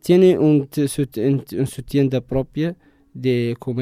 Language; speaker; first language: Spanish; non-native, learner; Arabic